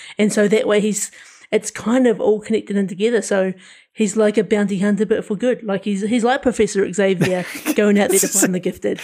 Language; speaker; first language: English; native; English